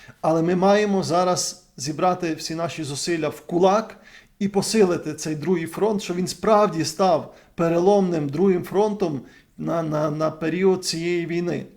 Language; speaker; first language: Ukrainian; native; Ukrainian